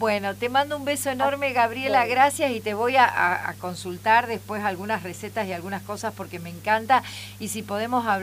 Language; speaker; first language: Spanish; native; Spanish